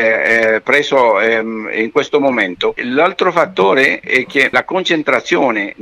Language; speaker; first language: Italian; non-native, fluent; Spanish